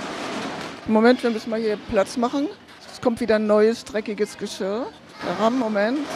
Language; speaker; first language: German; native; German